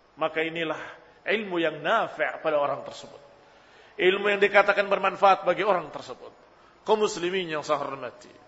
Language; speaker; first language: Indonesian; native; Indonesian